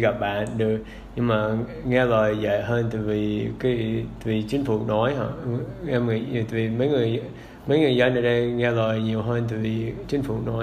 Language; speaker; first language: Vietnamese; early bilingual, heritage; English